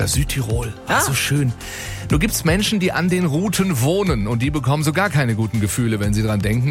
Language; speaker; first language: German; native; German